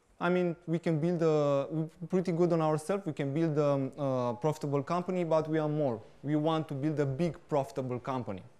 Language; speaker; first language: English; non-native, fluent; Romanian